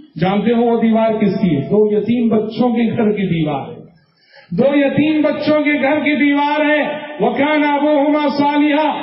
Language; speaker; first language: Urdu; native; Urdu